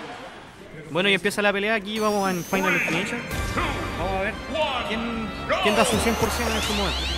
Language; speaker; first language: Spanish; native; Spanish